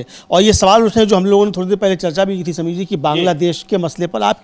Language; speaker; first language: Hindi; native; Hindi